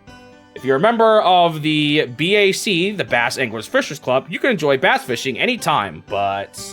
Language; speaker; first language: English; native; English